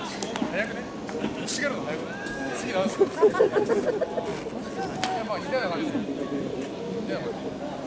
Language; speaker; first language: Japanese; native; Japanese